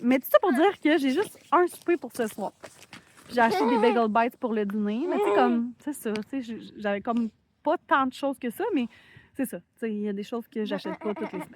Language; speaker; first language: French; native; French